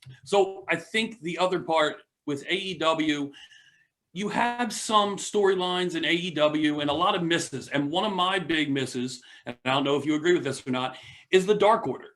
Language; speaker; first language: English; native; English